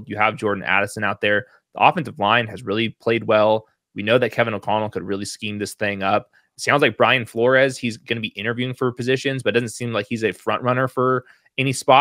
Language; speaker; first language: English; native; English